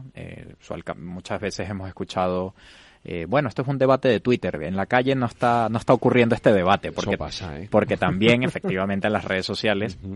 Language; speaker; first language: Spanish; native; Spanish